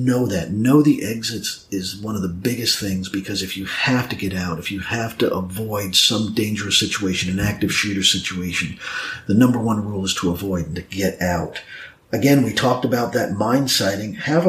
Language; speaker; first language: English; native; English